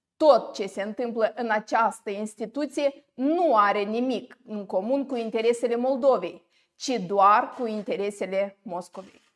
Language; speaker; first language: Romanian; native; Romanian